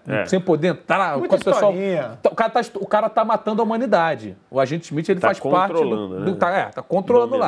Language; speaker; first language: Portuguese; native; Portuguese